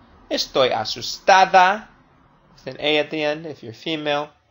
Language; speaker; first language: English; native; English